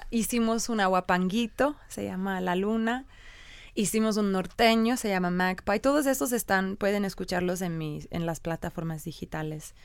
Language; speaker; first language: Spanish; non-native, learner; English